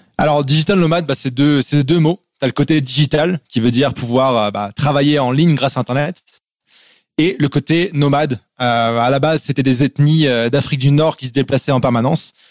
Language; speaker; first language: French; native; French